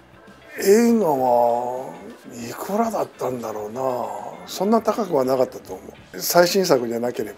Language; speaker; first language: Japanese; native; Japanese